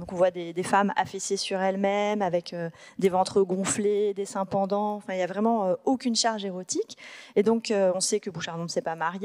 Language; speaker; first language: French; native; French